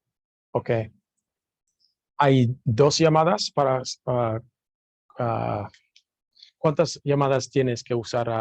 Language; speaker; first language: Spanish; non-native, learner; English